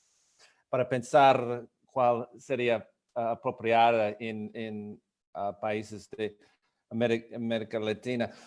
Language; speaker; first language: Spanish; non-native, fluent; English